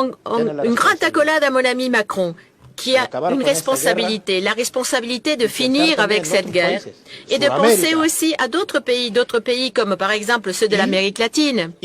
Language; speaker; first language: French; non-native, local second language; Portuguese